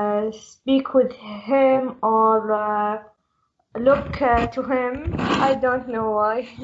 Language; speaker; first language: English; non-native, learner; Arabic